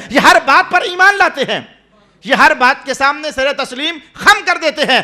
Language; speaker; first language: Urdu; non-native, local second language; Punjabi